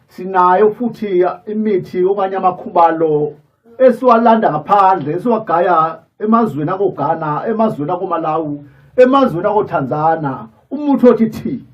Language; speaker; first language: Zulu; native; Zulu